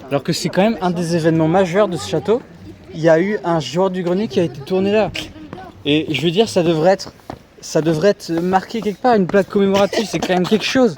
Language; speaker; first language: French; native; French